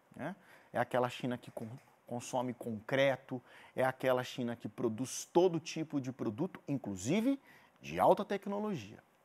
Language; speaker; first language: Portuguese; native; Portuguese